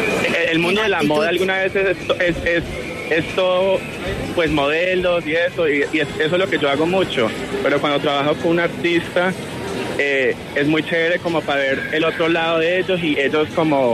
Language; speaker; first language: Spanish; early bilingual, heritage; Spanish